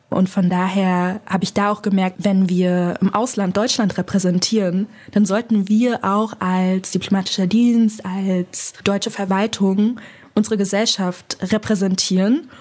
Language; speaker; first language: German; native; German